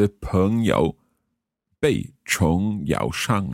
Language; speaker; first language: Chinese; non-native, learner; English